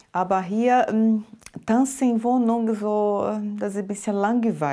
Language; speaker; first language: German; non-native, learner; Portuguese